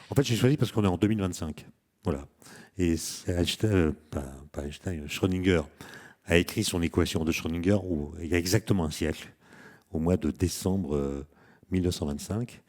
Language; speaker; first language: French; native; French